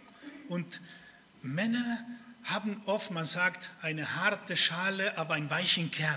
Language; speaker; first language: German; early bilingual, other home language; Spanish